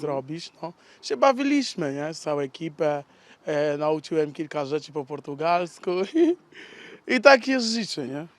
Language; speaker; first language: Polish; non-native, learner; Portuguese